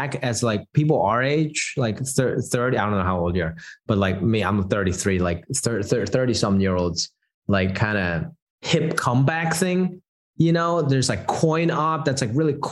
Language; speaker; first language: English; non-native, local second language; Cantonese